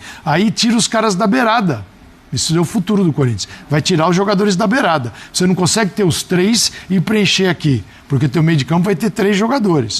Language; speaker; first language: Portuguese; native; Portuguese